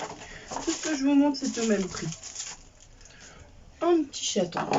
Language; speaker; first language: French; native; French